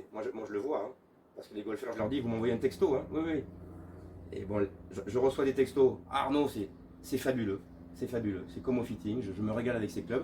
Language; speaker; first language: French; native; French